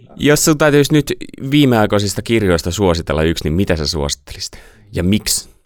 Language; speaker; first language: Finnish; native; Finnish